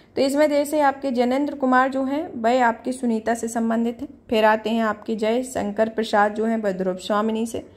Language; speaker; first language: Hindi; native; Hindi